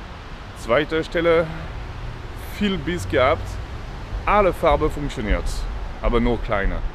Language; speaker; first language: German; non-native, fluent; French